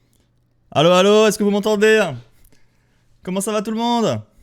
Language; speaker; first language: French; native; French